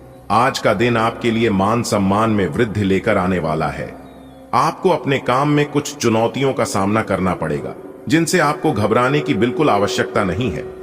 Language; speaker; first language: Hindi; native; Hindi